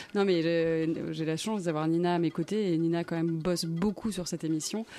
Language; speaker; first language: French; native; French